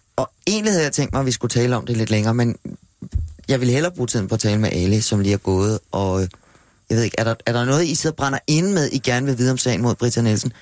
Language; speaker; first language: Danish; native; Danish